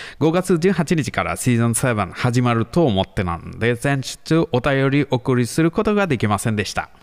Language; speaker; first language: Japanese; non-native, learner; Bangla